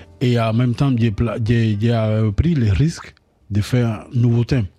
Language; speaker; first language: French; non-native, learner; Spanish